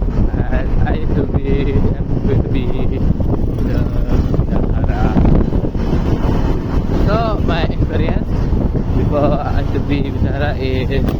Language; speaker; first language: English; non-native, learner; Indonesian